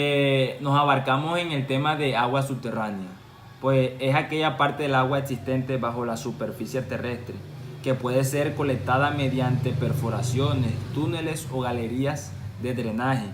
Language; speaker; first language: Spanish; native; Spanish